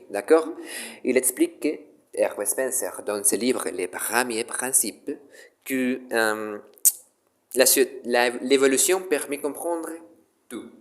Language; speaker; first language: French; non-native, learner; Spanish